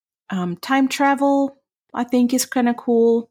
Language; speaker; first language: English; non-native, fluent; Ukrainian